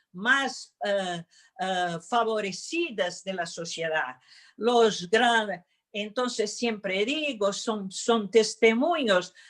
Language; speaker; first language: Spanish; non-native, fluent; Portuguese